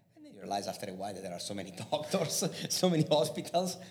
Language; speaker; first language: English; non-native, fluent; Italian